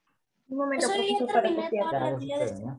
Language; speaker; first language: Spanish; native; Spanish